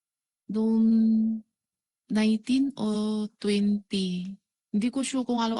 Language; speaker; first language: Filipino; non-native, learner; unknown